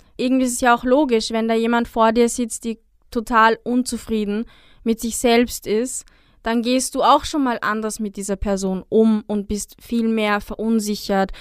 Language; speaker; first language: German; native; German